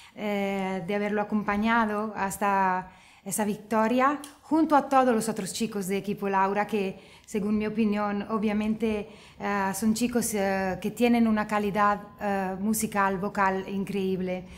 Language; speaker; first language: Spanish; non-native, fluent; Italian